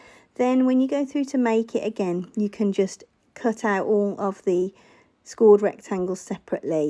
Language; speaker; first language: English; native; English